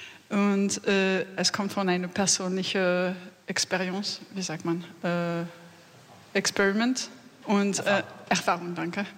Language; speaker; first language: German; non-native, learner; French